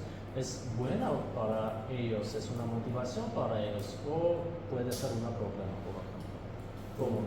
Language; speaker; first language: Spanish; non-native, fluent; Armenian